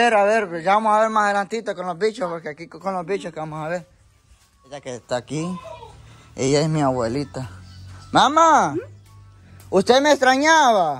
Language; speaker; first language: Spanish; native; Spanish